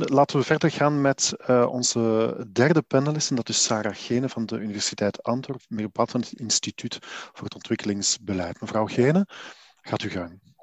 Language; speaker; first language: Dutch; native; Dutch